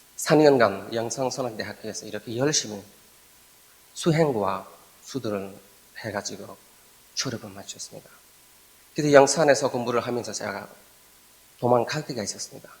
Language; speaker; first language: Korean; non-native, fluent; Bangla